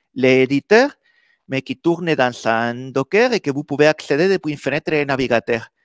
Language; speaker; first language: French; non-native, fluent; Spanish